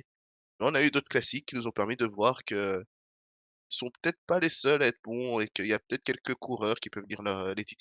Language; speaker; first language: French; native; French